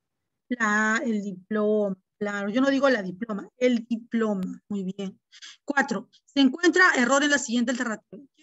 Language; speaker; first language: Spanish; native; Spanish